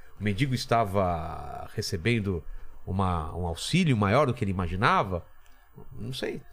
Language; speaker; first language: Portuguese; native; Portuguese